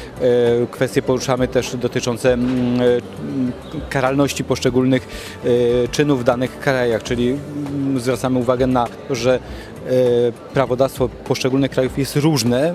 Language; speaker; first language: Polish; native; Polish